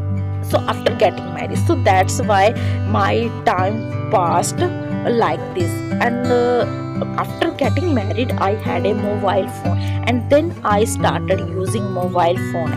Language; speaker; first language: English; non-native, learner; Hindi